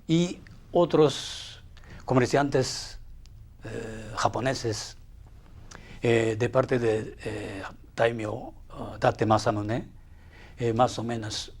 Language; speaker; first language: Spanish; non-native, fluent; Japanese